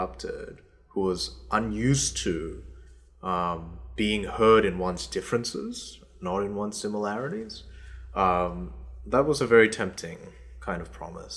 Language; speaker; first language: English; early bilingual, other home language; Korean